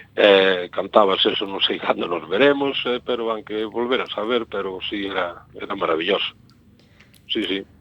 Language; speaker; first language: Galician; native; Galician